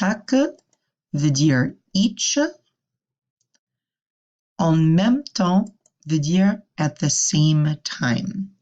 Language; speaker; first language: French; non-native, fluent; English